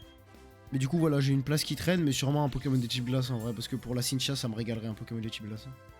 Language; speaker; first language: French; native; French